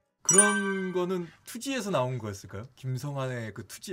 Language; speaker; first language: Korean; native; Korean